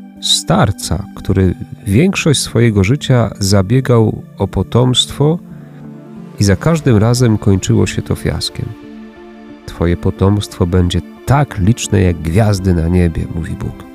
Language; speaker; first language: Polish; native; Polish